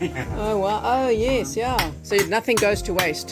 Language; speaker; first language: English; native; English